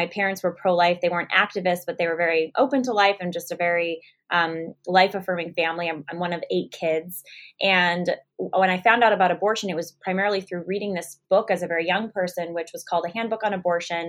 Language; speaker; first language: English; native; English